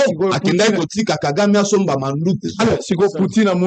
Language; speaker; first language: French; non-native, local second language; Lingala